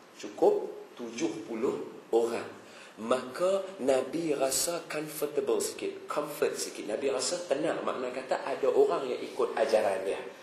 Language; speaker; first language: Malay; native; Malay